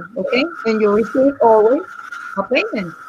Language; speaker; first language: English; non-native, learner; Spanish